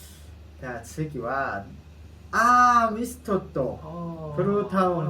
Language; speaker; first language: Japanese; non-native, learner; Korean